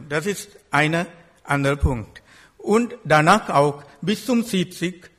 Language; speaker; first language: German; non-native, fluent; Sinhala